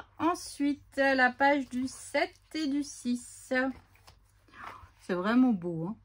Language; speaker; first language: French; native; French